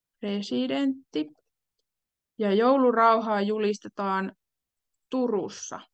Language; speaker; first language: Finnish; native; Finnish